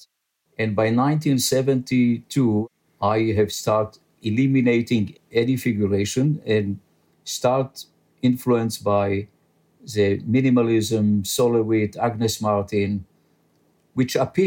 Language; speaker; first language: English; non-native, fluent; French